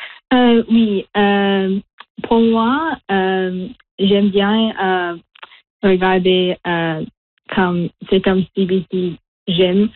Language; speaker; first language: French; non-native, local second language; English